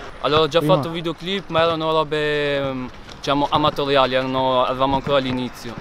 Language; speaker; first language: Italian; early bilingual, other home language; Arabic